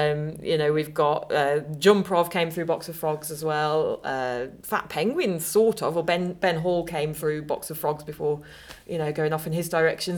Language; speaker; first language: English; native; English